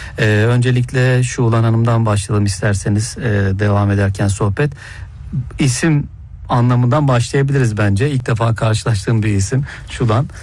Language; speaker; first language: Turkish; native; Turkish